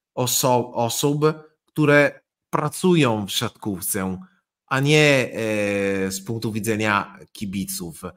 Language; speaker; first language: Polish; non-native, fluent; Italian